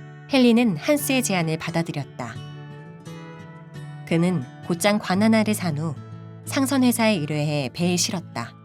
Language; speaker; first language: Korean; native; Korean